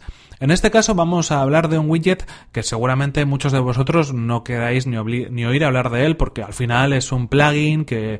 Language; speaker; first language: Spanish; native; Spanish